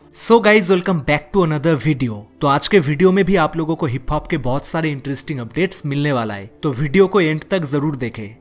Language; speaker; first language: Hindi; non-native, local second language; Bangla